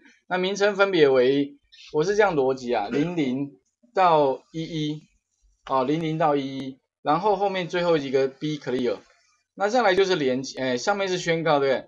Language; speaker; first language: Chinese; native; Chinese